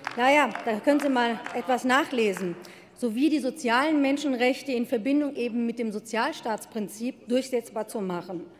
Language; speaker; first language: German; early bilingual, other home language; Turkish